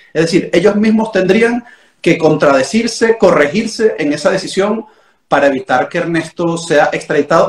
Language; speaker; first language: Spanish; native; Spanish